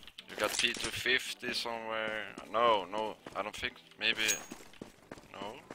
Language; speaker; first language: English; non-native, fluent; Swedish